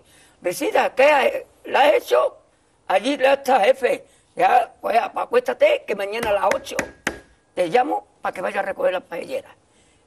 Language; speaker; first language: Spanish; native; Spanish